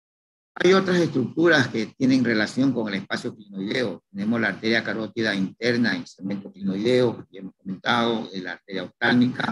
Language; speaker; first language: Spanish; native; Spanish